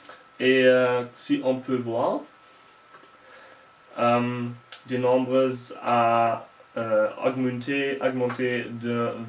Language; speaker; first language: French; non-native, learner; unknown